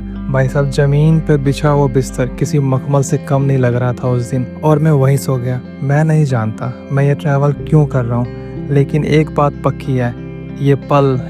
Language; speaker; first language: Hindi; native; Hindi